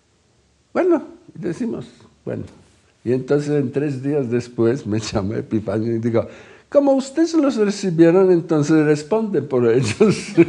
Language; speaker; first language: Spanish; non-native, fluent; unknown